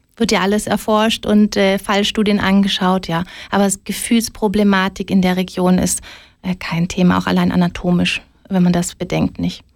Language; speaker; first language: German; early bilingual, other home language; Greek